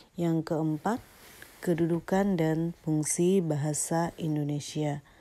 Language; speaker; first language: Indonesian; native; Indonesian